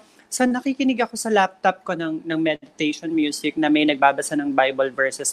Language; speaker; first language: Filipino; native; Filipino